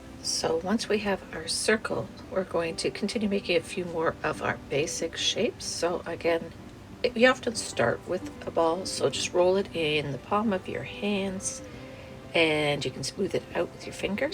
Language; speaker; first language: English; native; English